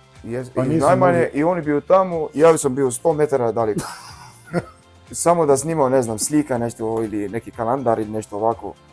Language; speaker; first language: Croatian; non-native, learner; Arabic